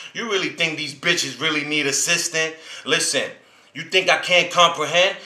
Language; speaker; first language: English; native; English